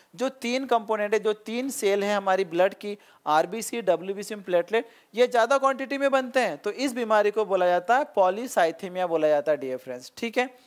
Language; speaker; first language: Hindi; non-native, local second language; Marathi